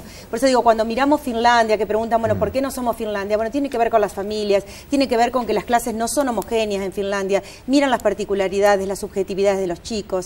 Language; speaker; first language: Spanish; native; Spanish